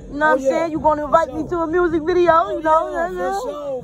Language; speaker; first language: English; native; English